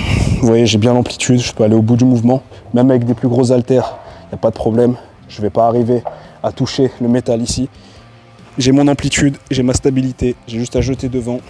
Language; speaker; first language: French; native; French